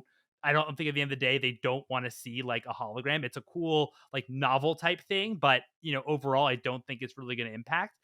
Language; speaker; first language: English; native; English